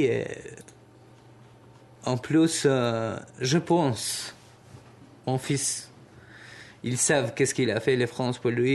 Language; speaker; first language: French; non-native, learner; Albanian